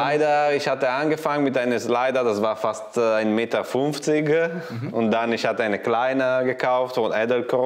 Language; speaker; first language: German; non-native, learner; Italian